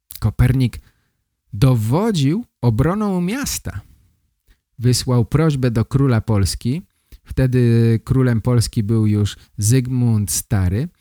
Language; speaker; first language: Polish; native; Polish